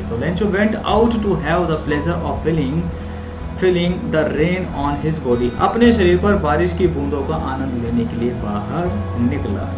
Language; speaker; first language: Hindi; native; Hindi